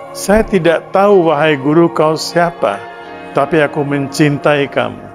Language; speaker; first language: Indonesian; early bilingual, other home language; Sindhi